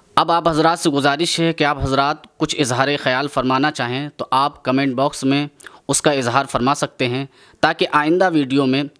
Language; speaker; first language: Hindi; native; Hindi